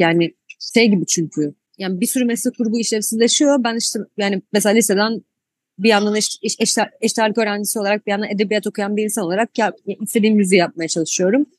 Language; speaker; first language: Turkish; native; Turkish